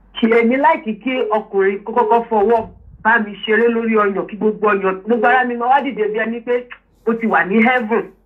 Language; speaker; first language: Yoruba; native; Yoruba